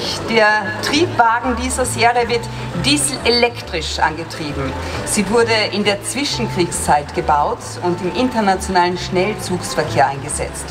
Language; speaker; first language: German; native; German